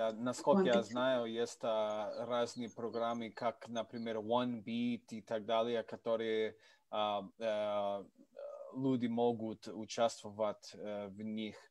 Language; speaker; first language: Russian; non-native, learner; English